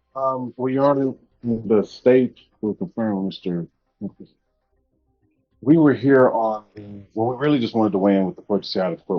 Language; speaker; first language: English; native; English